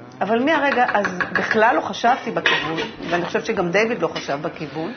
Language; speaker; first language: Hebrew; native; Hebrew